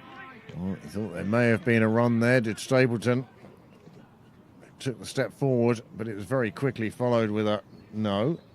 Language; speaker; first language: English; native; English